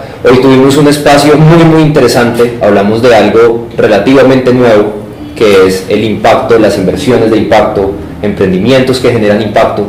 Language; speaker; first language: Spanish; native; Spanish